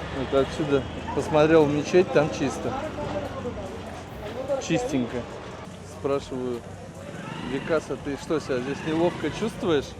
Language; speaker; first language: Russian; native; Russian